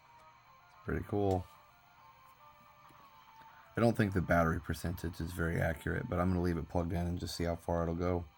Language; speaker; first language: English; native; English